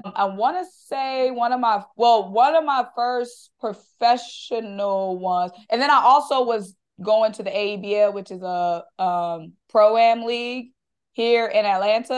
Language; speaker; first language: English; native; English